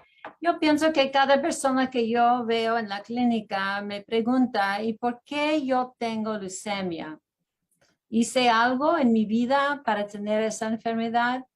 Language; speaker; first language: Spanish; non-native, fluent; English